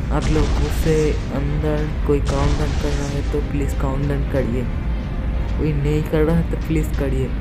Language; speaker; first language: Hindi; non-native, fluent; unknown